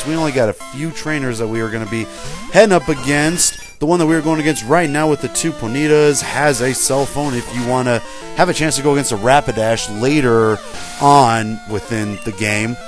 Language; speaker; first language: English; native; English